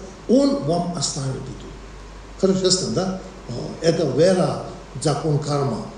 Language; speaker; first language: Russian; non-native, learner; Tibetan